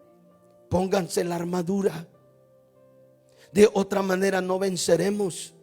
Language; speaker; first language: Spanish; native; Spanish